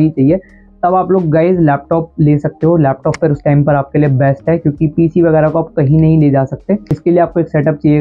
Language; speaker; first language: Hindi; native; Hindi